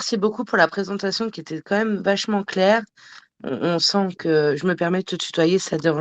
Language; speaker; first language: French; native; French